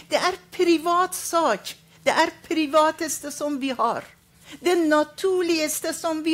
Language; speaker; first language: Norwegian; non-native, fluent; Arabic